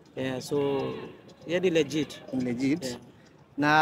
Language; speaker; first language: Swahili; non-native, local second language; Kikuyu